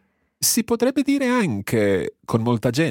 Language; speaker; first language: Italian; non-native, fluent; English